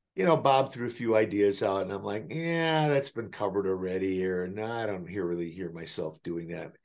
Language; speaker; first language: English; native; English